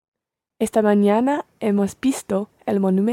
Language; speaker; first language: Spanish; non-native, learner; English